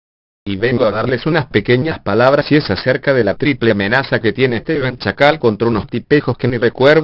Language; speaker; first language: Spanish; native; Spanish